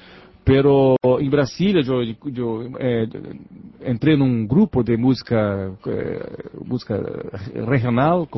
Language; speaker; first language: Spanish; non-native, learner; Portuguese